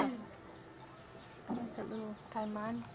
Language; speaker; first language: Spanish; non-native, fluent; English